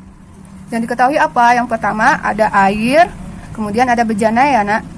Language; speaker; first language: Indonesian; native; Indonesian